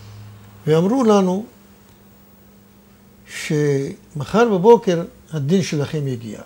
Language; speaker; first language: Hebrew; non-native, fluent; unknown